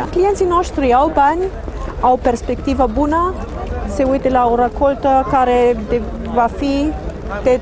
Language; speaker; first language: Romanian; non-native, fluent; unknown